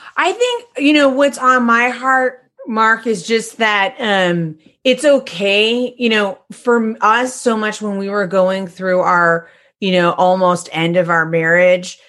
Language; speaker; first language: English; native; English